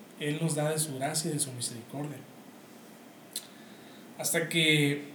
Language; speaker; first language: Spanish; native; Spanish